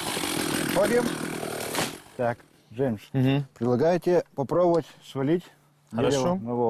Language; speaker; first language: Russian; native; Russian